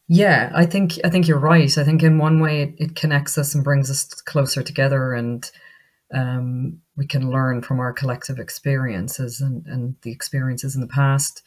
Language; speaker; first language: English; native; English